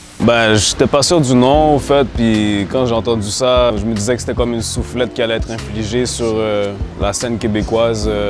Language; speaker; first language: French; native; French